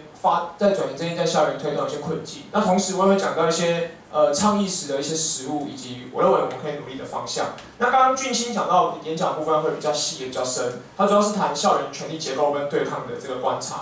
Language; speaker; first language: Chinese; native; Chinese